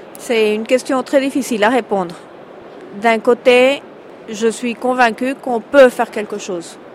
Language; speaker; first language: French; early bilingual, heritage; French